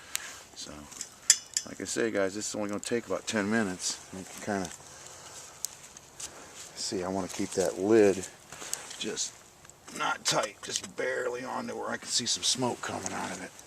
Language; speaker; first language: English; native; English